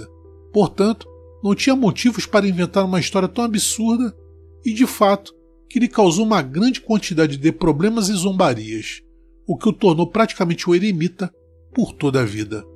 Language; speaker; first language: Portuguese; native; Portuguese